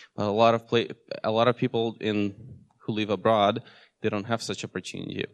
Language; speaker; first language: English; non-native, fluent; Russian